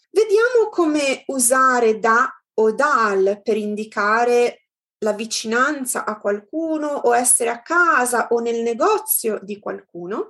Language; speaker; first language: Italian; native; Italian